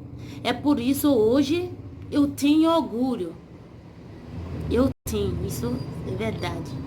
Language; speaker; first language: Portuguese; non-native, learner; Haitian Creole